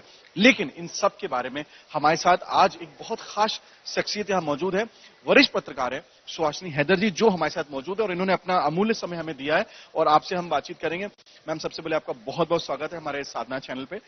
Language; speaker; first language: Hindi; native; Hindi